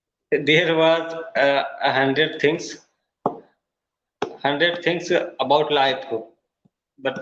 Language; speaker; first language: English; non-native, learner; Hindi